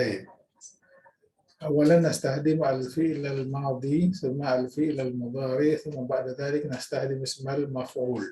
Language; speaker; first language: Arabic; non-native, fluent; Indonesian